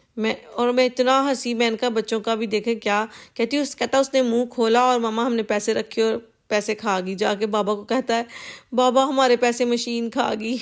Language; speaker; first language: Urdu; non-native, local second language; Punjabi